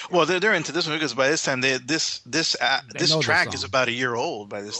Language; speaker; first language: English; native; English